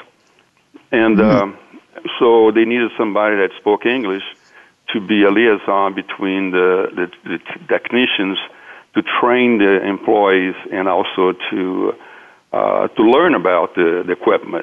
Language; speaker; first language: English; non-native, fluent; Portuguese